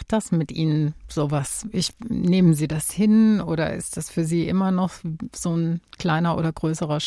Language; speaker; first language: German; native; German